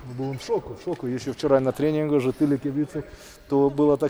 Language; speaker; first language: Polish; non-native, fluent; Russian